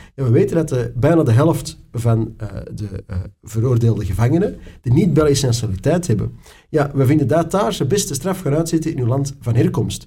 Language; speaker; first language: Dutch; native; Dutch